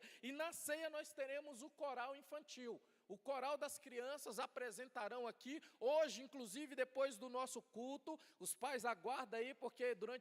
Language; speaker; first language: Portuguese; native; Portuguese